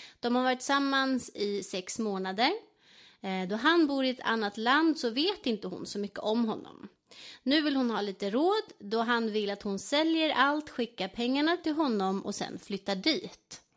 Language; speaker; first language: Swedish; native; Swedish